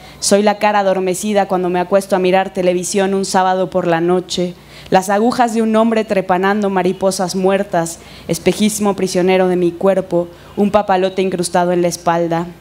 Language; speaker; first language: Spanish; native; Spanish